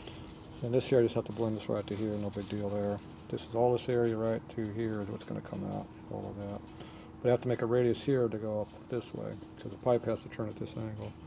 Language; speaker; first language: English; native; English